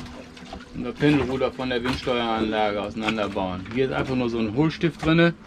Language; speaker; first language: German; native; German